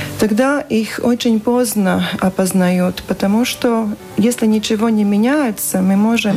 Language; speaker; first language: Russian; non-native, local second language; Latvian